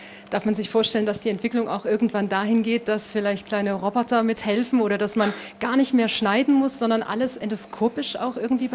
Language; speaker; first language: German; native; German